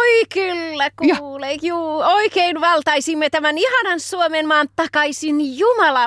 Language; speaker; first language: Finnish; native; Finnish